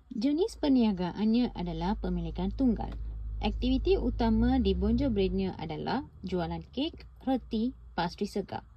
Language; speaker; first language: Malay; non-native, local second language; Tamil